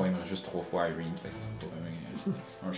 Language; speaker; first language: French; native; French